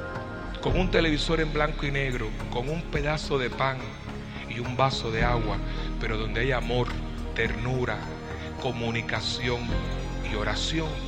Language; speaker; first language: Spanish; native; Spanish